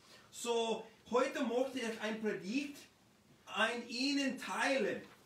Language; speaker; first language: German; non-native, learner; English